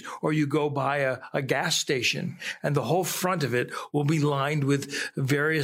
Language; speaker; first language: English; native; English